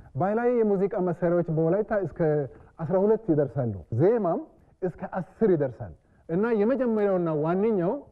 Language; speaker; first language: Amharic; non-native, local second language; Wolaytta